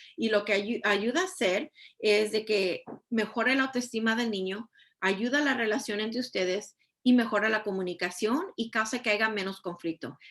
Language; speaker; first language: Spanish; early bilingual, heritage; Spanish